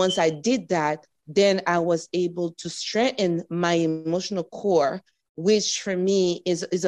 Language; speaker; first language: English; native; English